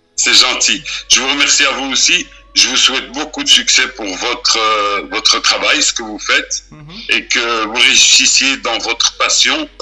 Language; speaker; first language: French; early bilingual, other home language; Arabic